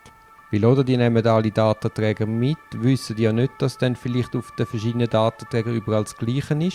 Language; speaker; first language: German; native; German